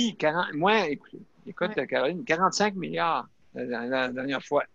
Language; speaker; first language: French; native; French